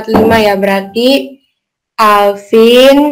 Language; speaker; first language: Indonesian; native; Indonesian